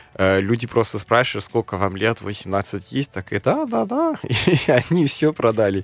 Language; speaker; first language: Russian; non-native, fluent; German